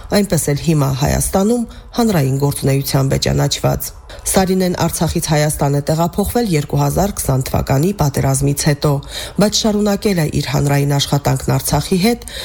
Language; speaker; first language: Armenian; native; Armenian